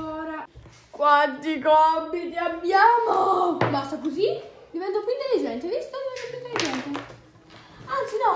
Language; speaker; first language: Italian; native; Italian